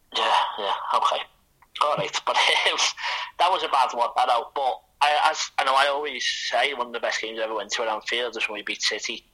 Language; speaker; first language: English; native; English